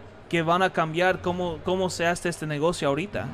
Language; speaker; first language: Spanish; early bilingual, heritage; Spanish